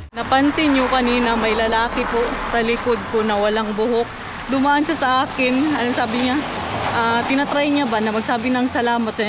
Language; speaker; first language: Filipino; non-native, local second language; Cebuano